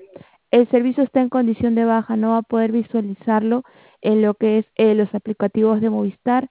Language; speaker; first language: Spanish; native; Spanish